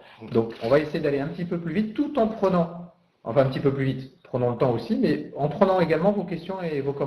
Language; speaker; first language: French; native; French